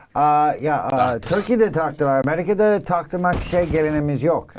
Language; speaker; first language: Turkish; non-native, learner; English